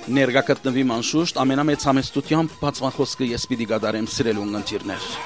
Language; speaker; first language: Armenian; early bilingual, heritage; Armenian